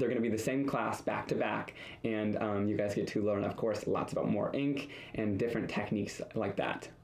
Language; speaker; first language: English; native; English